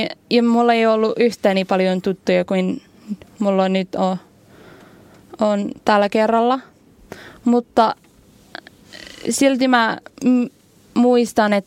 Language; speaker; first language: Finnish; non-native, learner; English